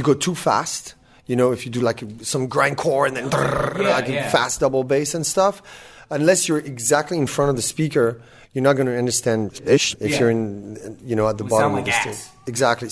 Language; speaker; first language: English; non-native, fluent; French